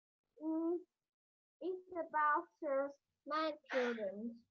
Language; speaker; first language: English; non-native, learner; Vietnamese